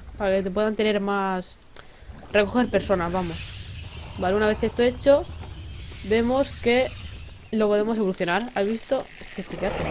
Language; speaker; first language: Spanish; native; Spanish